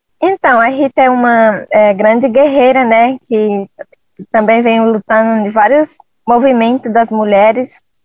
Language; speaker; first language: Portuguese; non-native, local second language; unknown